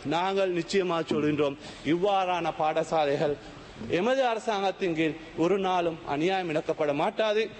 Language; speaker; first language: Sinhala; non-native, local second language; Tamil